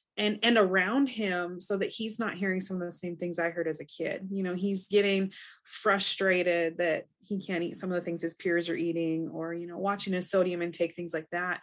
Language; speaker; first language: English; native; English